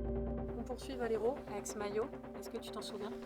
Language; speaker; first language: French; native; French